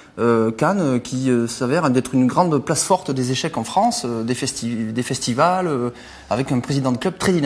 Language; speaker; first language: French; native; French